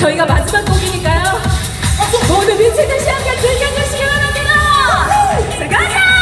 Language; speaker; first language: Korean; native; Korean